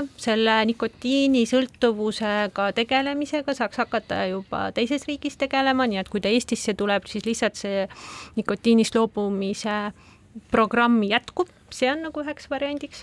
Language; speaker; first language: Estonian; native; Estonian